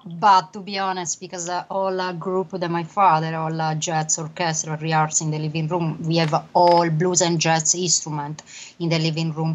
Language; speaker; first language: English; non-native, learner; Italian